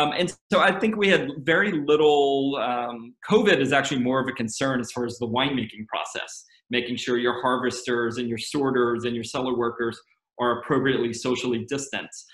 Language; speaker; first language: English; native; English